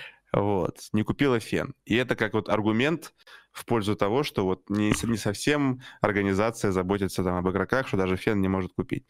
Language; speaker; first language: Russian; native; Russian